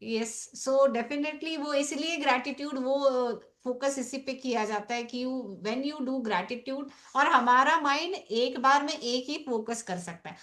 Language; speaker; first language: Hindi; native; Hindi